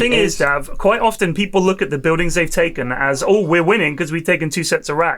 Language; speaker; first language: English; native; English